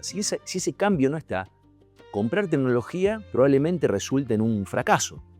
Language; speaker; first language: Spanish; native; Spanish